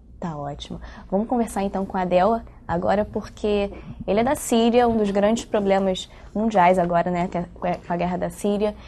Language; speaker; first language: Portuguese; native; Portuguese